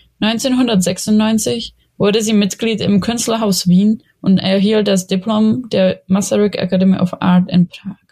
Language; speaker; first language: German; non-native, fluent; Czech